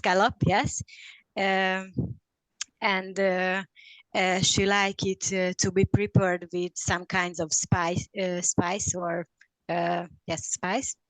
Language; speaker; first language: English; non-native, learner; Hungarian